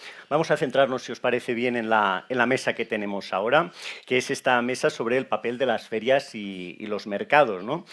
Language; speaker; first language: Spanish; native; Spanish